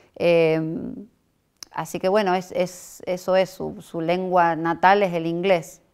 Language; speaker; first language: Spanish; native; Spanish